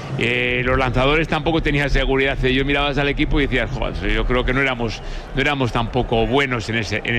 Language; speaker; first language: Spanish; native; Spanish